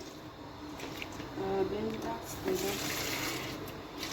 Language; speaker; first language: Turkish; non-native, learner; Lao